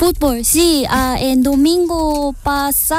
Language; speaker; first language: Spanish; non-native, learner; Korean